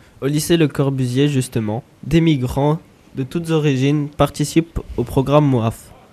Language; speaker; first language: French; native; French